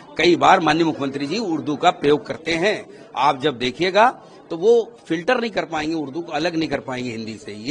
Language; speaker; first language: Hindi; native; Hindi